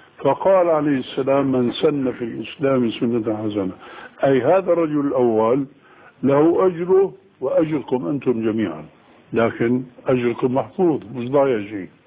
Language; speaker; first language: Arabic; early bilingual, other home language; Albanian